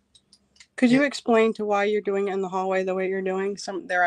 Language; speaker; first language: English; native; English